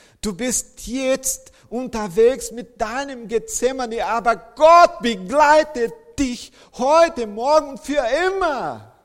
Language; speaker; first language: German; non-native, fluent; Portuguese